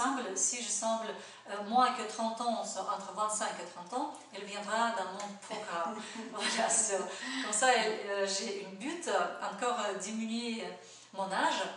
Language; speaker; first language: French; non-native, learner; Russian